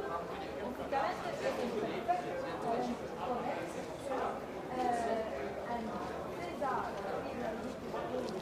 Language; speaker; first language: Dutch; non-native, learner; Arabic